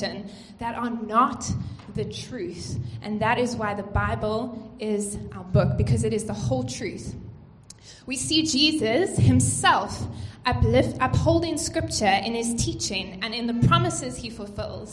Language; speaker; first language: English; native; English